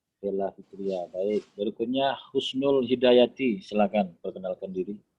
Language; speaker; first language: Indonesian; non-native, local second language; Minangkabau